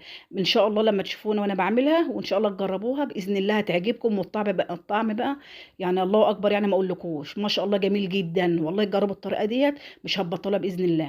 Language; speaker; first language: Arabic; native; Arabic